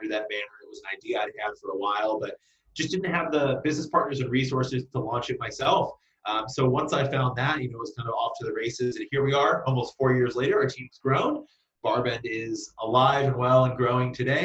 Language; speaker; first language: English; native; English